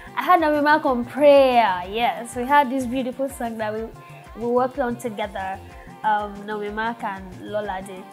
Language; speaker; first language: English; non-native, local second language; Yoruba